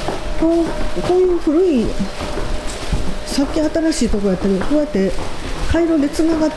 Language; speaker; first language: Japanese; native; Japanese